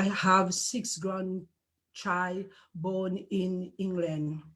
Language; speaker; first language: English; non-native, learner; Morisyen